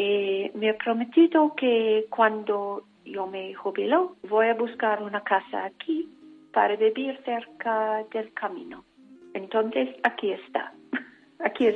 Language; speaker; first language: Spanish; non-native, fluent; English